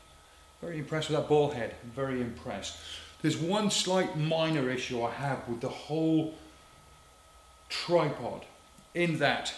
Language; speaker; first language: English; native; English